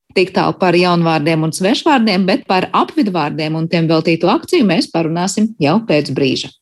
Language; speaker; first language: Latvian; native; Latvian